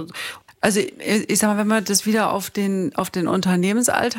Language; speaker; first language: German; native; German